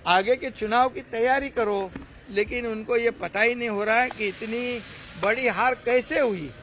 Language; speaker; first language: Hindi; non-native, local second language; Marathi